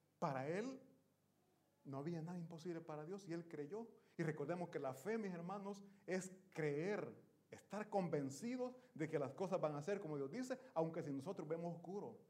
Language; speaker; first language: Spanish; native; Spanish